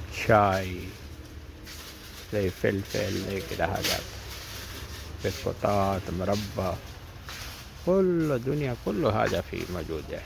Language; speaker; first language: Arabic; non-native, learner; Urdu